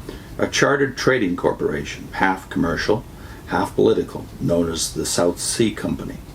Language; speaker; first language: English; native; English